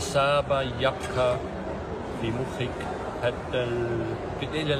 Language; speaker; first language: Arabic; non-native, learner; French